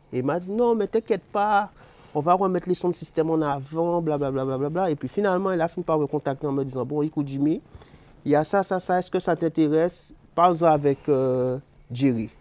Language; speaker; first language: French; native; French